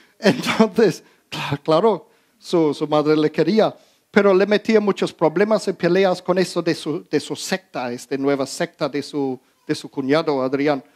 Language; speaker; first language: Spanish; early bilingual, heritage; Spanish